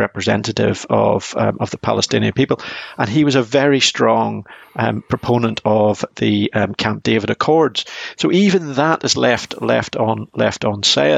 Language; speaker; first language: English; native; English